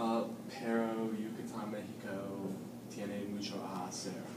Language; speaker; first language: Spanish; non-native, learner; English